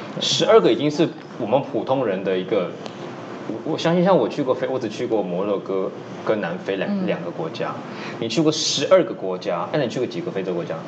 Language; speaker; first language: Chinese; early bilingual, heritage; Chinese